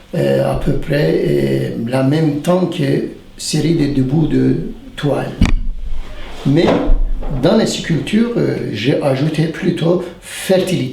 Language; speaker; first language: French; non-native, learner; Turkish